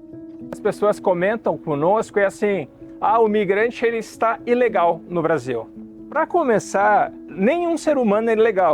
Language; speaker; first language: Portuguese; native; Portuguese